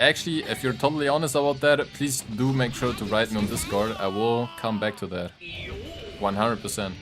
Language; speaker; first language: English; non-native, fluent; German